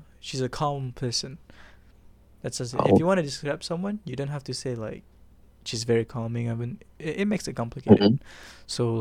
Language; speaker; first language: English; non-native, local second language; Malay